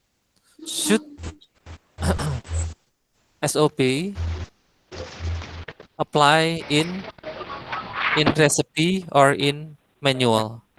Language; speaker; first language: English; non-native, fluent; Indonesian